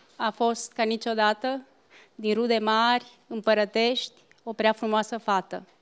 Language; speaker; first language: Spanish; non-native, fluent; Romanian